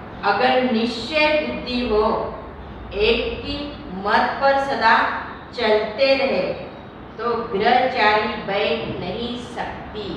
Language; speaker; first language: Hindi; non-native, local second language; Marathi